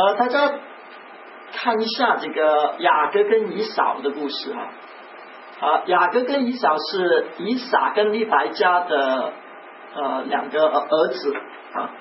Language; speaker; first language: Chinese; native; Chinese